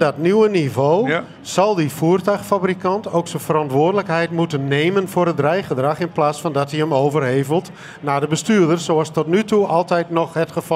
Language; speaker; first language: Dutch; native; Dutch